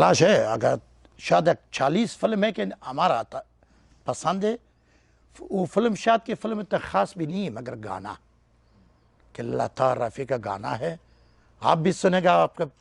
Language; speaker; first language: Hindi; non-native, learner; Persian